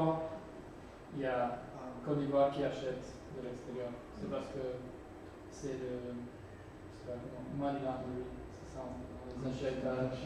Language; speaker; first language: French; non-native, learner; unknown